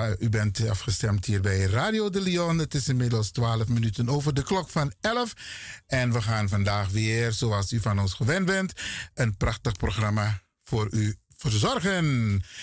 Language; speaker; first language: Dutch; native; Dutch